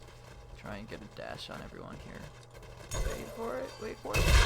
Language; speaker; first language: English; native; English